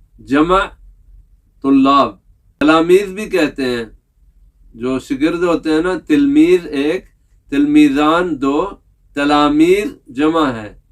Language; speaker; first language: Urdu; native; Urdu